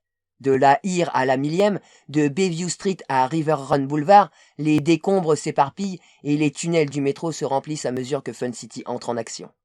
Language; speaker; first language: French; native; French